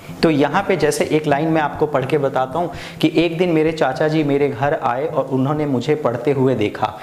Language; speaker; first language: Hindi; native; Hindi